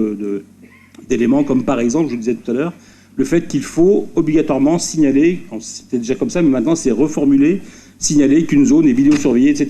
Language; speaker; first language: French; native; French